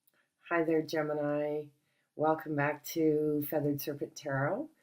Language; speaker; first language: English; native; English